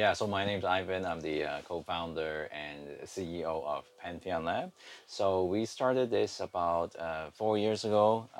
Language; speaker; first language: English; non-native, local second language; Cantonese